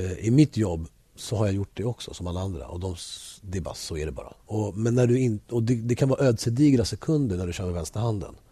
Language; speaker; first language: Swedish; early bilingual, other home language; Spanish